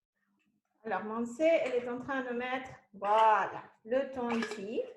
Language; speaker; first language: French; non-native, fluent; Spanish